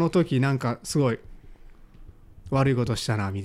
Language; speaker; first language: Japanese; native; Japanese